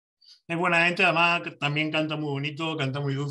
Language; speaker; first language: Spanish; native; Spanish